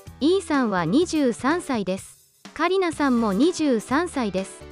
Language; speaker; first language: Japanese; non-native, learner; Portuguese